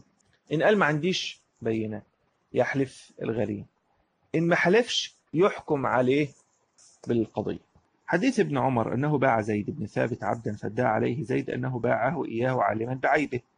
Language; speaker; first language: Arabic; native; Arabic